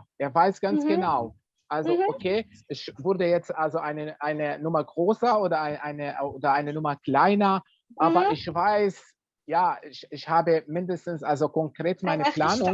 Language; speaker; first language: German; non-native, fluent; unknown